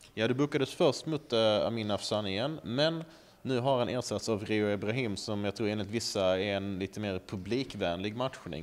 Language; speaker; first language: Swedish; native; Swedish